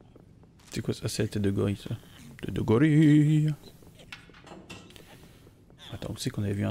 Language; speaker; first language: French; native; French